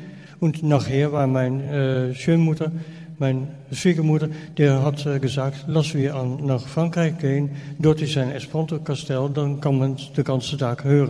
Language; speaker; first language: German; non-native, fluent; Dutch